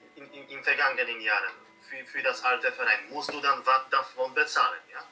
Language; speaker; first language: German; non-native, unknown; Polish